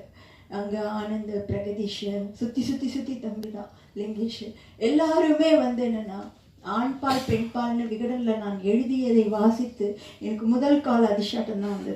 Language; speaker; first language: Tamil; native; Tamil